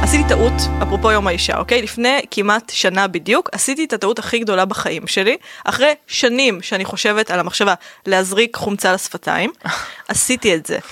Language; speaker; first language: Hebrew; native; Hebrew